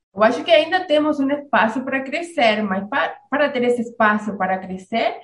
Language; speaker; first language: Portuguese; non-native, fluent; Spanish